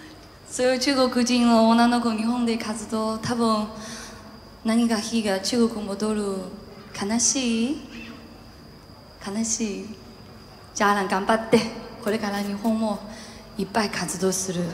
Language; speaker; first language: Japanese; non-native, learner; Chinese